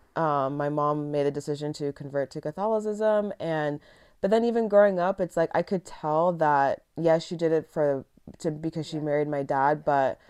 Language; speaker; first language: English; early bilingual, other home language; Yoruba